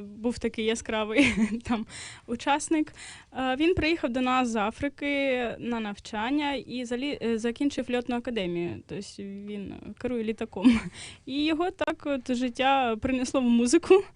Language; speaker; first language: Ukrainian; non-native, local second language; Russian